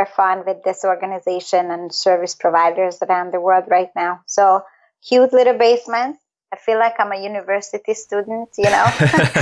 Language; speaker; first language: English; non-native, fluent; Hungarian